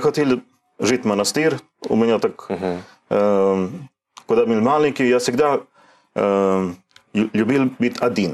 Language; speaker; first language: Russian; non-native, learner; Swedish